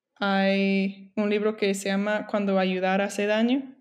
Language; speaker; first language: Spanish; non-native, fluent; English